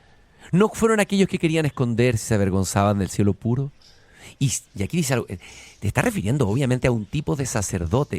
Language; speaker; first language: Spanish; native; Spanish